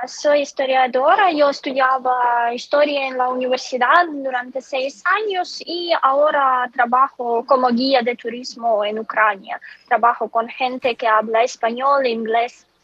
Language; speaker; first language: Spanish; non-native, fluent; Ukrainian